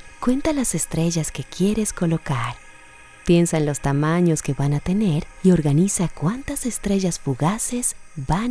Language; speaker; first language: Spanish; native; Spanish